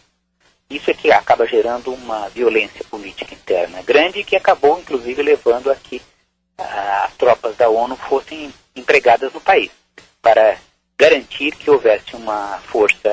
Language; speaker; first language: Portuguese; native; Portuguese